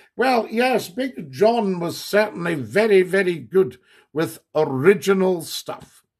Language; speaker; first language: English; native; English